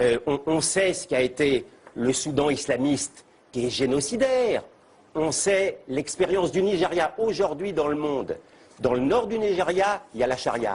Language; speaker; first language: French; native; French